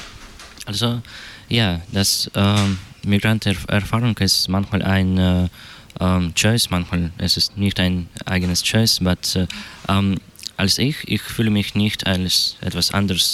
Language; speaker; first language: German; non-native, learner; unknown